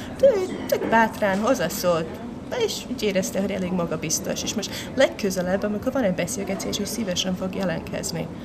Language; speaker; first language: Hungarian; non-native, fluent; English